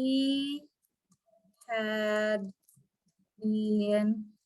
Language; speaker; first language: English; non-native, learner; Indonesian